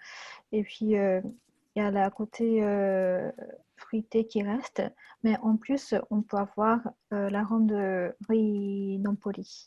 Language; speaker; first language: French; non-native, fluent; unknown